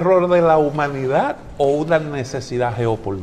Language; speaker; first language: Spanish; native; Spanish